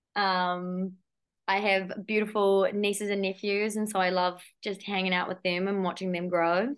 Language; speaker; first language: English; native; English